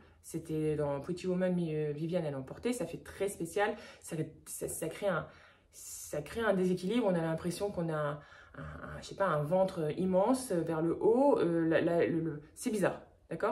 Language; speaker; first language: French; native; French